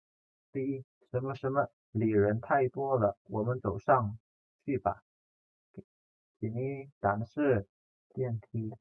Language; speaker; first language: Chinese; non-native, fluent; Indonesian